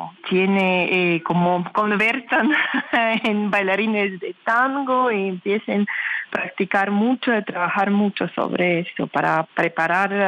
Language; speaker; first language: Spanish; non-native, learner; Russian